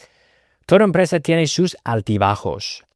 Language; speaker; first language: Spanish; non-native, fluent; English